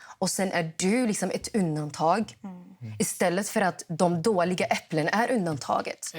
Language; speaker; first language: Swedish; early bilingual, other home language; Somali